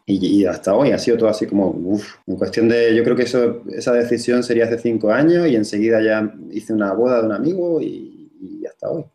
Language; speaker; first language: Spanish; native; Spanish